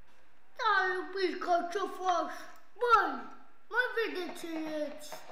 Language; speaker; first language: Romanian; non-native, learner; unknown